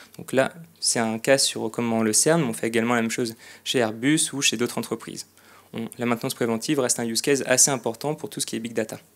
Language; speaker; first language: French; native; French